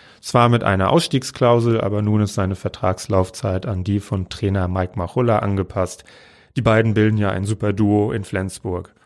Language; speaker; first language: German; native; German